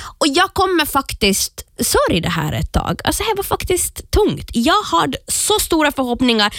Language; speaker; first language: Swedish; native; Swedish